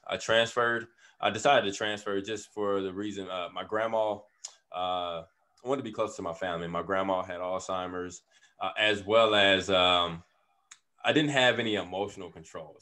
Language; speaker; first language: English; native; English